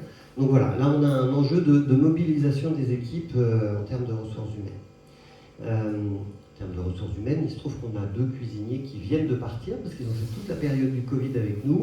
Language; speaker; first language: French; native; French